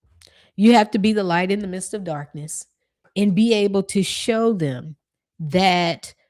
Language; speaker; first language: English; native; English